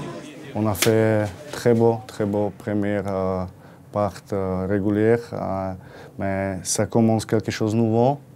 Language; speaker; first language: French; non-native, learner; Slovak